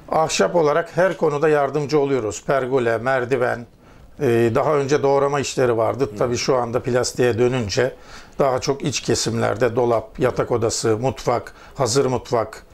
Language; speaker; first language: Turkish; native; Turkish